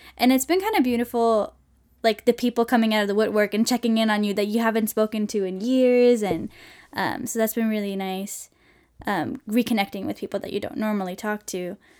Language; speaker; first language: English; non-native, fluent; Swedish